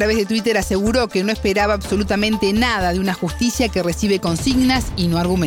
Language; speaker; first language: Spanish; native; Spanish